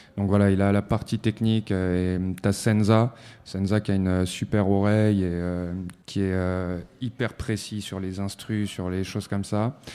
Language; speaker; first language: French; native; French